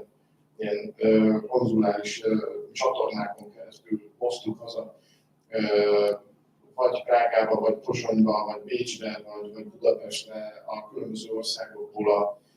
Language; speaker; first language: Hungarian; non-native, fluent; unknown